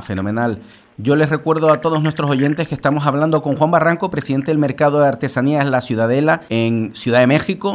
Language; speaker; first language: Spanish; native; Spanish